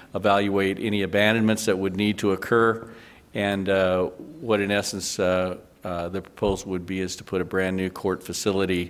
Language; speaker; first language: English; native; English